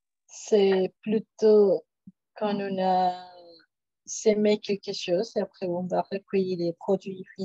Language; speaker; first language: French; non-native, fluent; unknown